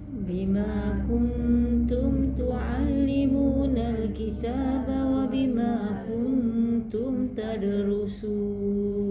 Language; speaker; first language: Arabic; non-native, learner; Malay